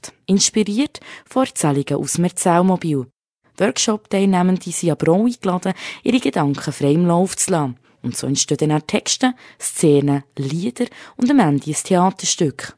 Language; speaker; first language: German; native; German